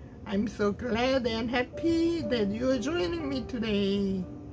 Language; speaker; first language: English; non-native, fluent; Korean